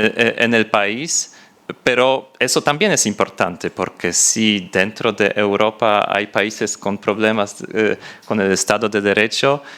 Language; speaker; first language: Spanish; non-native, fluent; Polish